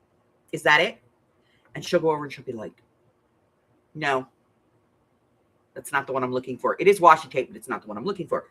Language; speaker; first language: English; native; English